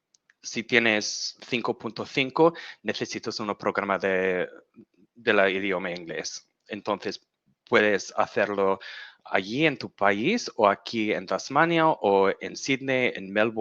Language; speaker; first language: Spanish; non-native, learner; English